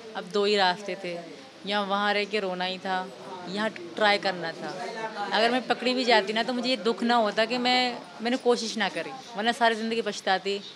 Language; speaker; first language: Urdu; non-native, local second language; Sindhi